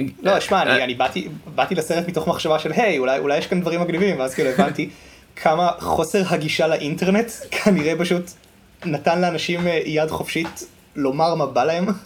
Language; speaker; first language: Hebrew; native; Hebrew